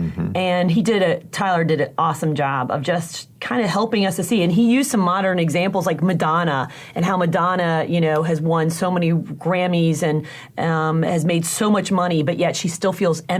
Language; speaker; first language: English; native; English